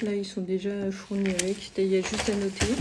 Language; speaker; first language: French; native; French